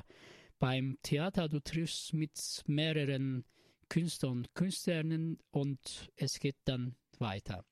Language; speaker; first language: German; non-native, learner; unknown